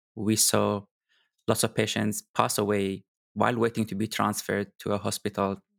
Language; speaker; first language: English; non-native, fluent; Arabic